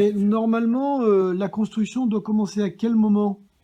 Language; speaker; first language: French; native; French